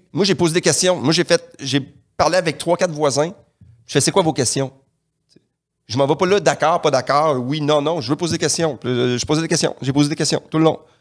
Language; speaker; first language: French; native; French